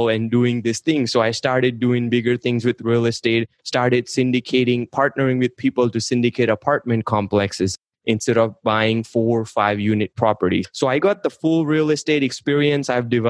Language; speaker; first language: English; non-native, local second language; Gujarati